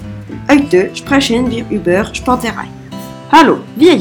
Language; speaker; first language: German; non-native, learner; French